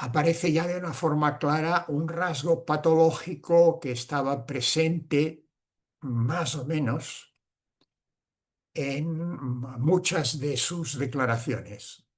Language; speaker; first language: Spanish; non-native, local second language; Catalan